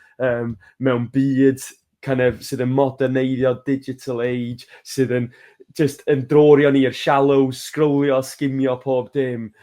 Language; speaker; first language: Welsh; native; Welsh